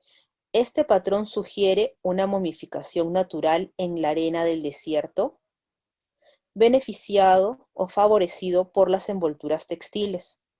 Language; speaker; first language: Spanish; native; Spanish